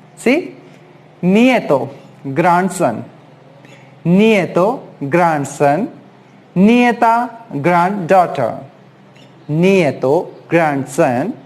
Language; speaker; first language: Spanish; non-native, fluent; Hindi